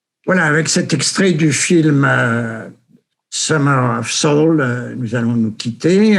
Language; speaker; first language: French; native; French